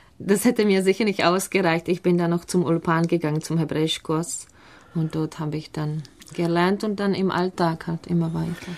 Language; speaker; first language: German; non-native, fluent; Czech